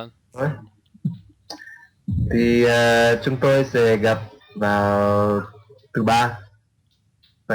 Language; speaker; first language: Vietnamese; non-native, learner; English